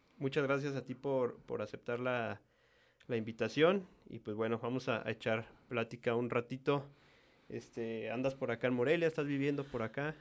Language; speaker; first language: Spanish; native; Spanish